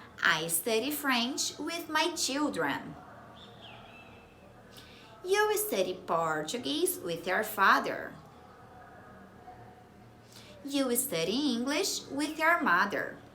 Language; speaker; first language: English; non-native, fluent; Portuguese